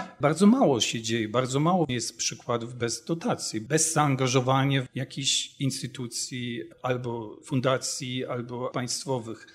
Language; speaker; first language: Polish; non-native, fluent; German